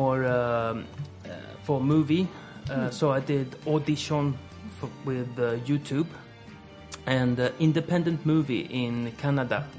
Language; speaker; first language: English; non-native, fluent; Swedish